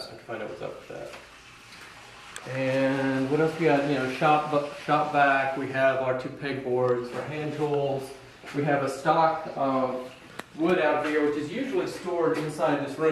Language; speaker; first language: English; native; English